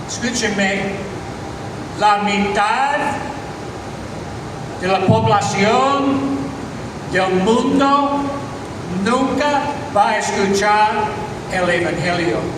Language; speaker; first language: Spanish; non-native, fluent; English